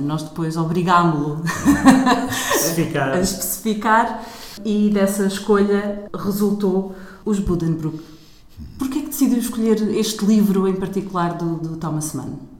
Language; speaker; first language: Portuguese; native; Portuguese